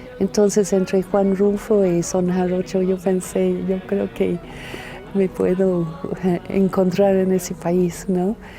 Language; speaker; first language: Spanish; non-native, fluent; English